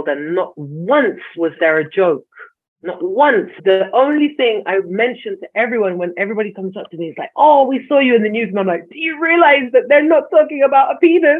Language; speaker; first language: English; native; English